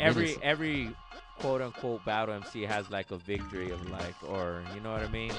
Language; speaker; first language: English; native; English